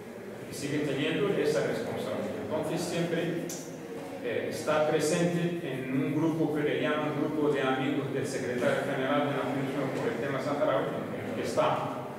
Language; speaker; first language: Spanish; non-native, fluent; Arabic